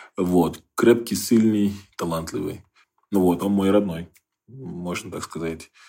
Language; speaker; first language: Russian; non-native, fluent; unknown